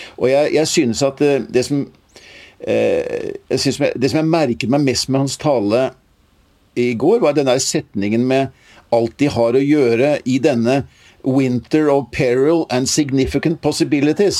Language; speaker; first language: Norwegian; native; Norwegian